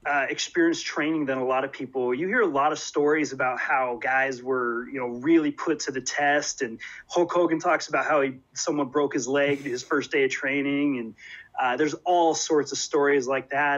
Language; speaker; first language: English; native; English